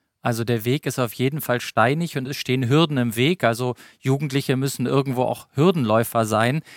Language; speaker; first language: German; native; German